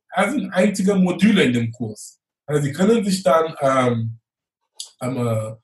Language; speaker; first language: German; non-native, fluent; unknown